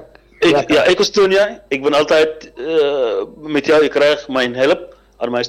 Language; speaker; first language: Dutch; non-native, learner; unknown